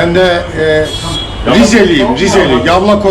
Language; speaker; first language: Turkish; native; Turkish